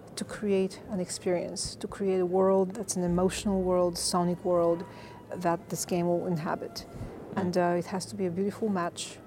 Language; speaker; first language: English; non-native, fluent; Bulgarian